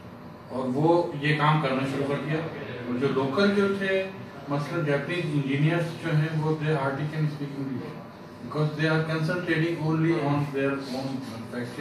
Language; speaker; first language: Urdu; non-native, fluent; Japanese